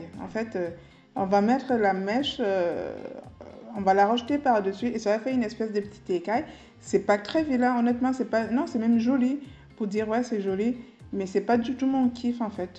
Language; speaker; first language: French; native; French